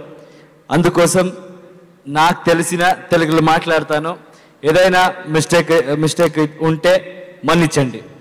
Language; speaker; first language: Telugu; non-native, learner; Kannada